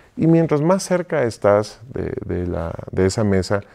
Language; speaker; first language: Spanish; native; Spanish